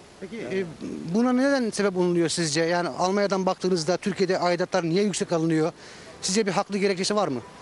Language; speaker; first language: Turkish; native; Turkish